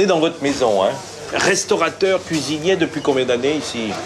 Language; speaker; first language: French; native; French